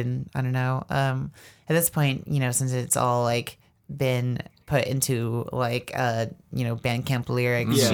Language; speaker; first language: English; native; English